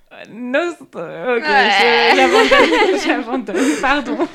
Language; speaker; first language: French; native; French